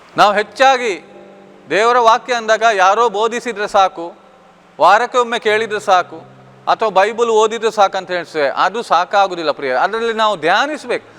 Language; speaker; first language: Kannada; non-native, local second language; Konkani